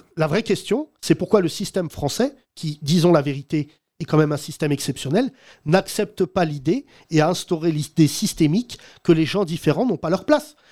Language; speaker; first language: French; early bilingual, other home language; Arabic